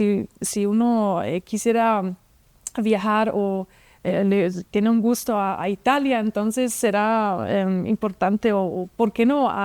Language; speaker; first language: Spanish; non-native, fluent; German